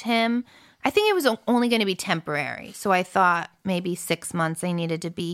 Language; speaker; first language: English; early bilingual, other home language; French